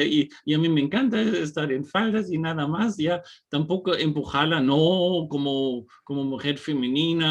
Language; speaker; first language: Spanish; non-native, fluent; German